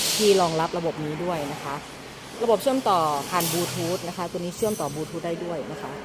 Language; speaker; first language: Thai; native; Thai